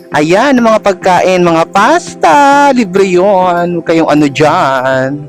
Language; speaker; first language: Filipino; native; Filipino